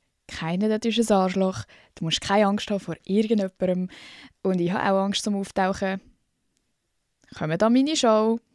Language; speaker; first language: German; native; German